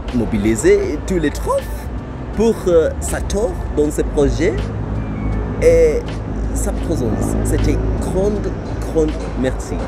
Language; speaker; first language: French; non-native, learner; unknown